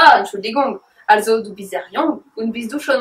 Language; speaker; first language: German; non-native, learner; French